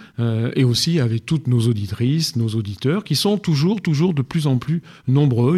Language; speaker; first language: French; native; French